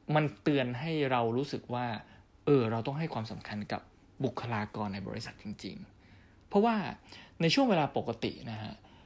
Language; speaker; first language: Thai; native; Thai